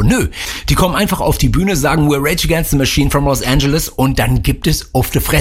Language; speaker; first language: German; native; German